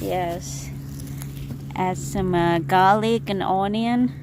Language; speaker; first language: English; non-native, fluent; Thai